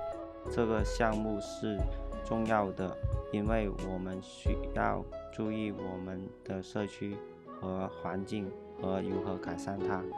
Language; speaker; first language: Chinese; non-native, learner; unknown